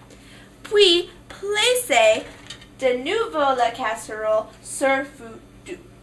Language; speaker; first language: French; non-native, learner; English